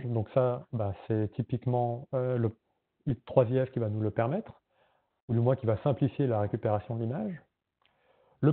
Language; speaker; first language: French; native; French